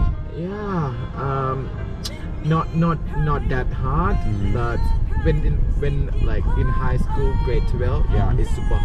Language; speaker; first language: English; non-native, fluent; Thai